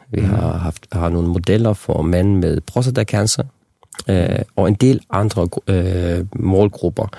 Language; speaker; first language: Danish; non-native, local second language; Faroese